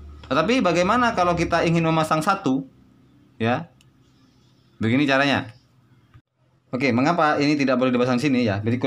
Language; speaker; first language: Indonesian; native; Indonesian